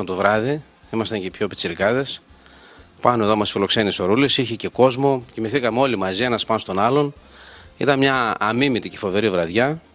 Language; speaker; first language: Greek; native; Greek